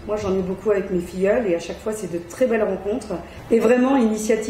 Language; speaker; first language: French; native; French